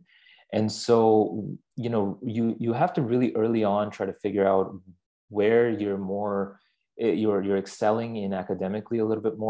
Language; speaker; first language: English; non-native, local second language; Urdu